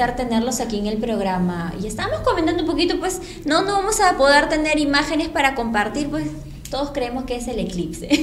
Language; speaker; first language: Spanish; native; Spanish